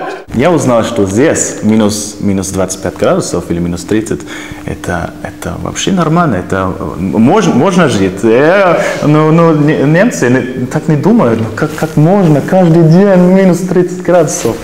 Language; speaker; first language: Russian; non-native, learner; German